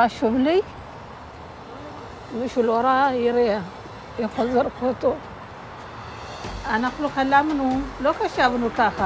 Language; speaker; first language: Hebrew; non-native, learner; Amharic